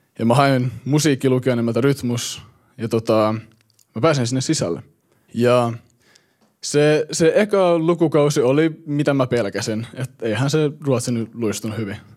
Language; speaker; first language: Finnish; early bilingual, heritage; Finnish